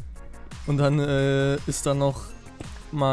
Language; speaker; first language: German; native; German